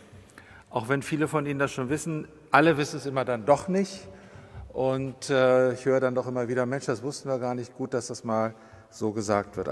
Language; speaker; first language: German; native; German